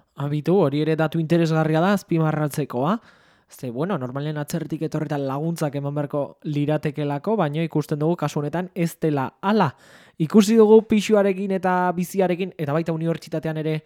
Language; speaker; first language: Basque; native; Basque